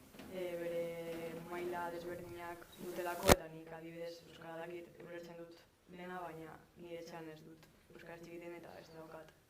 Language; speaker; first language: Basque; non-native, local second language; Spanish